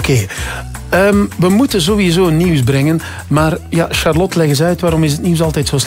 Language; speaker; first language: Dutch; native; Dutch